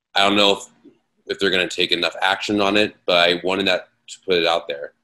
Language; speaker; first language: English; native; English